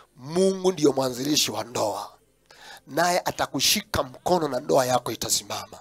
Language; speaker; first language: Swahili; non-native, local second language; Kamba